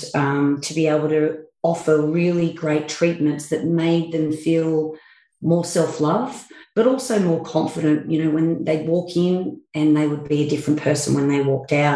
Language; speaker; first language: English; native; English